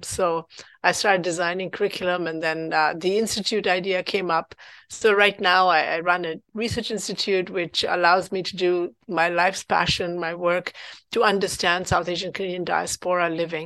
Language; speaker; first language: English; non-native, local second language; Punjabi